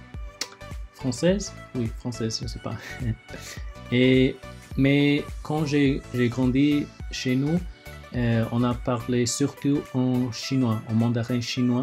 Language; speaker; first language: French; early bilingual, other home language; Chinese